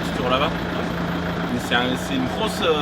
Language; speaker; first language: French; native; French